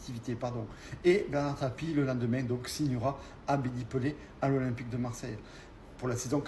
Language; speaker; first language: French; native; French